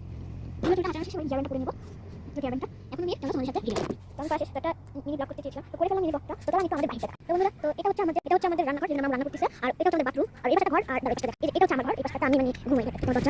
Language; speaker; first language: Bangla; native; Bangla